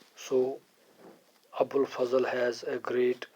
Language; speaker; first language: English; non-native, local second language; Urdu